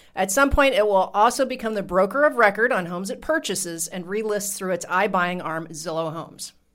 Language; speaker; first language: English; native; English